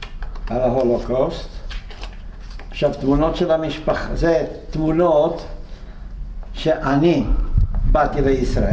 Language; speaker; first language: Hebrew; non-native, fluent; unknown